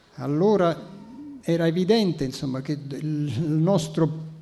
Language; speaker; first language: Italian; native; Italian